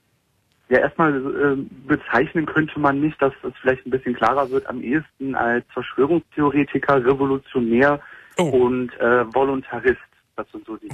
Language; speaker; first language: German; native; German